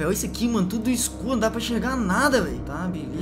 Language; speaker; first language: Portuguese; native; Portuguese